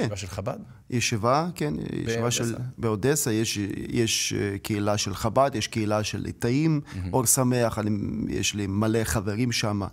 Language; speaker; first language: Hebrew; non-native, fluent; Ukrainian